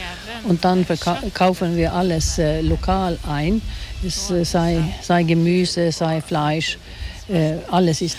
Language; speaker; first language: German; non-native, fluent; Swedish